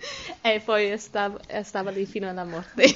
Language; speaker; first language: Italian; non-native, learner; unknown